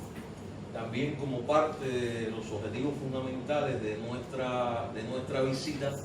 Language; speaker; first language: Spanish; native; Spanish